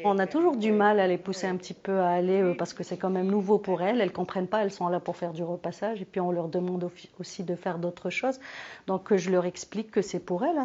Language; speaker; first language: French; native; French